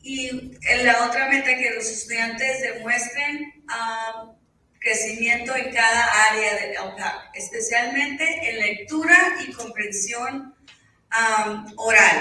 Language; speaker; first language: Spanish; early bilingual, heritage; Spanish